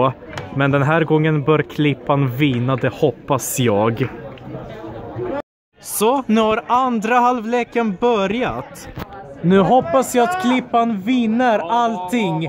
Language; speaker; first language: Swedish; early bilingual, other home language; Polish